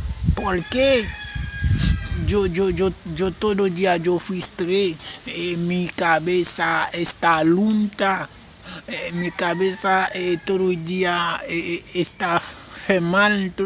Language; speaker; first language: Spanish; non-native, learner; Haitian Creole